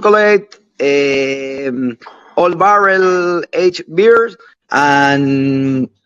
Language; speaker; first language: English; non-native, learner; Spanish